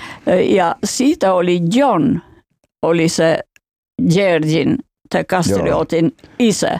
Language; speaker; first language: Finnish; non-native, fluent; Albanian